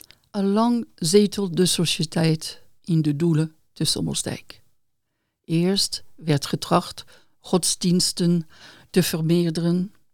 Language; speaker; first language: Dutch; non-native, fluent; French